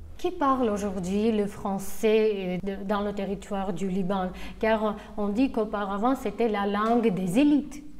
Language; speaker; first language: French; non-native, fluent; Armenian